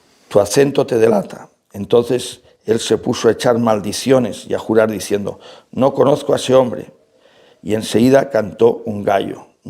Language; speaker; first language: Spanish; native; Spanish